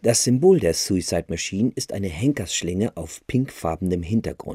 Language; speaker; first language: German; native; German